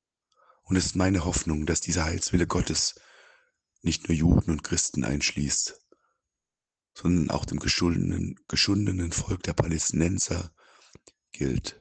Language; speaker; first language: German; native; German